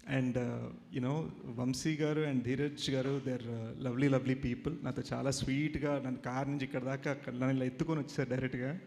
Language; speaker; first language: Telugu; early bilingual, heritage; Telugu